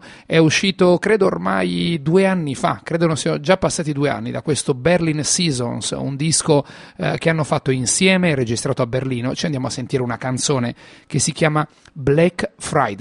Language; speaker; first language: Italian; native; Italian